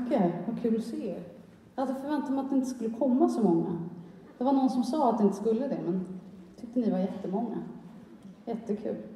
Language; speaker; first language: Swedish; native; Swedish